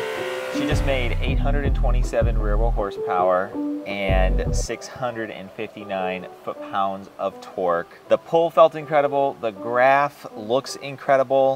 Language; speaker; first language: English; native; English